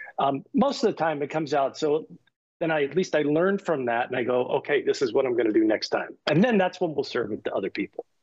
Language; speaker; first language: English; native; English